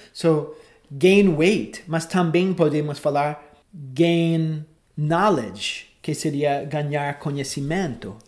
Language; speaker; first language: Portuguese; non-native, fluent; English